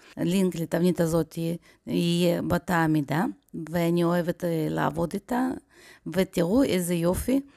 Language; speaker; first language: Hebrew; non-native, fluent; Russian